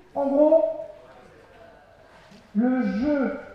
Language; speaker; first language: French; native; French